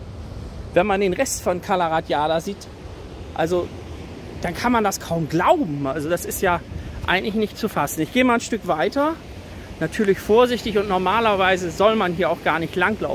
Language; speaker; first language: German; native; German